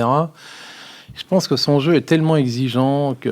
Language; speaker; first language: French; native; French